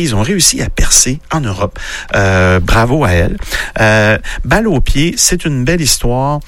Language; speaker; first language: French; native; French